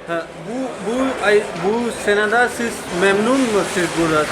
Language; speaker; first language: Turkish; non-native, learner; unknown